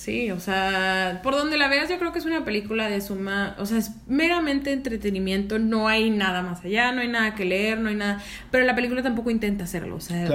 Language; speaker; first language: Spanish; native; Spanish